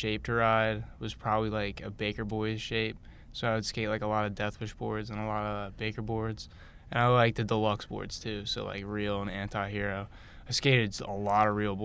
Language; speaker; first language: English; native; English